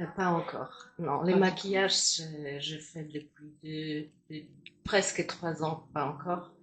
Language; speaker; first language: French; non-native, fluent; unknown